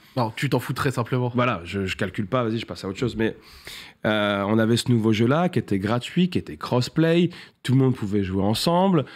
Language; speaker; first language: French; native; French